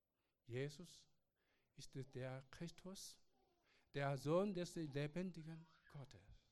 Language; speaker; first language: German; non-native, learner; Korean